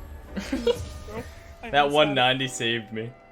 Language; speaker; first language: English; native; English